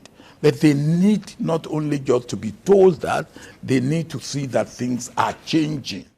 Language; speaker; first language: English; non-native, local second language; Yoruba